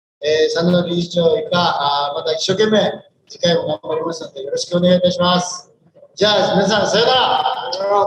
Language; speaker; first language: Japanese; native; Japanese